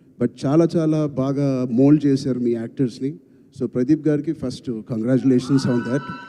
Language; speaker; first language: Telugu; native; Telugu